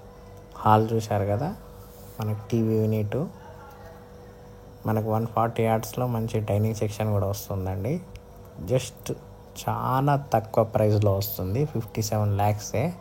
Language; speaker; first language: Telugu; native; Telugu